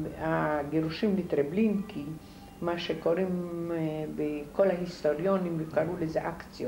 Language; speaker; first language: Hebrew; non-native, fluent; Polish